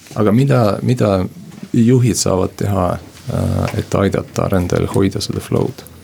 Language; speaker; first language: Estonian; non-native, local second language; Russian